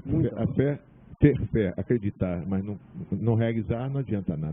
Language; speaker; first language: Portuguese; native; Portuguese